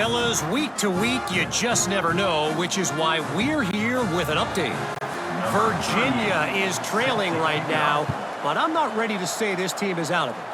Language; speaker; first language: English; native; English